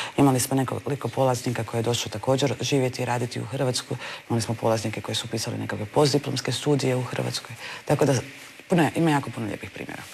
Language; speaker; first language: Croatian; native; Croatian